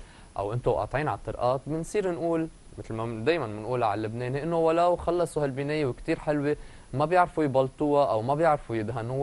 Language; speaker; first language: Arabic; native; Arabic